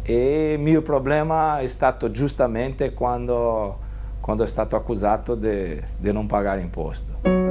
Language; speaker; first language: Italian; non-native, fluent; Portuguese